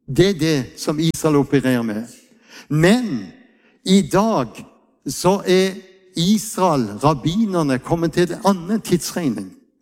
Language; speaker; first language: Norwegian; native; Norwegian